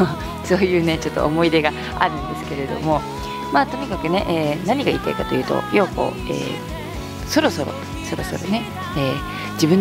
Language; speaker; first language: Japanese; native; Japanese